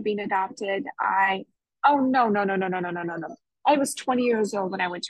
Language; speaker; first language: English; native; English